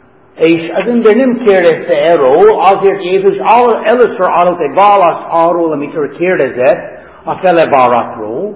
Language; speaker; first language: Hungarian; non-native, learner; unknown